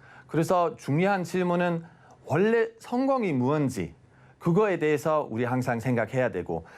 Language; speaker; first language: Korean; non-native, fluent; German